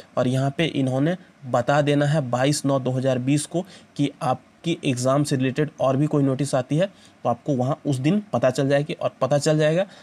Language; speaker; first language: Hindi; native; Hindi